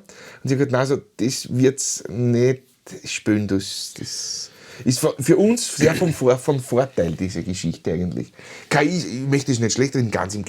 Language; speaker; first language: German; native; German